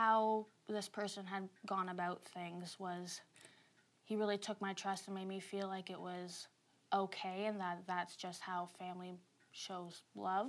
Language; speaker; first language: English; native; English